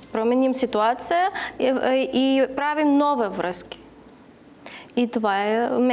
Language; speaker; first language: Bulgarian; non-native, learner; Russian